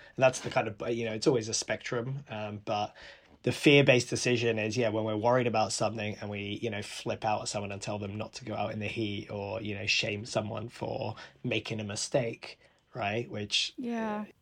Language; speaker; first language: English; native; English